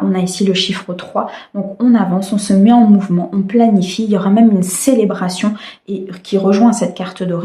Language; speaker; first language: French; native; French